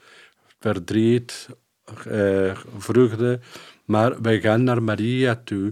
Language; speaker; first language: Dutch; non-native, fluent; Spanish